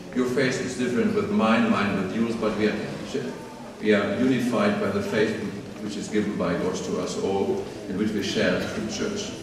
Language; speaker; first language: English; non-native, fluent; German